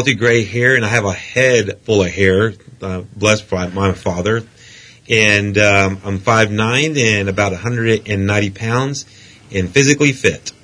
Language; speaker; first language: English; native; English